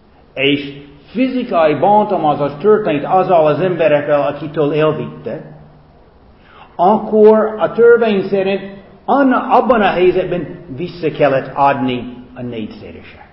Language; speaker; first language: Hungarian; non-native, fluent; English